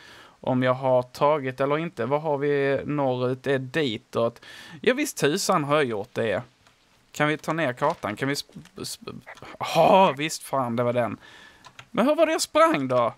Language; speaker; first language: Swedish; native; Swedish